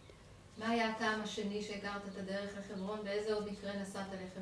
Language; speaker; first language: Hebrew; native; Hebrew